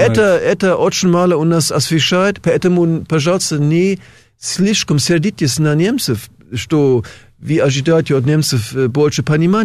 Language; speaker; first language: Russian; non-native, fluent; German